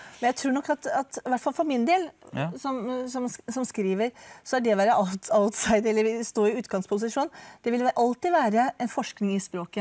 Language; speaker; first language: Norwegian; native; Norwegian